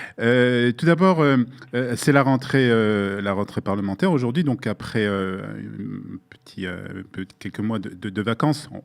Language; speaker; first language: French; native; French